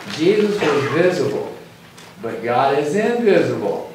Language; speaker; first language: English; native; English